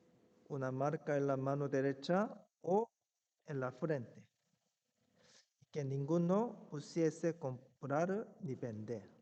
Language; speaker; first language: Spanish; non-native, fluent; Korean